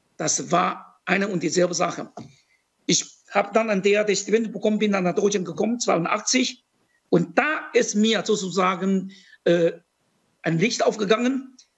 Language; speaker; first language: German; non-native, fluent; Chinese